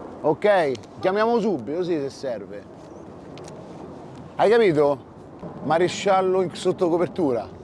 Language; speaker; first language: Italian; native; Italian